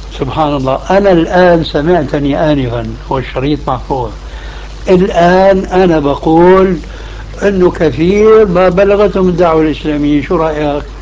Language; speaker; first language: Arabic; early bilingual, other home language; Albanian